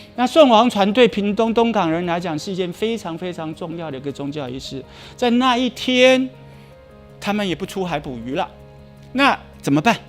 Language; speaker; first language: Chinese; native; Chinese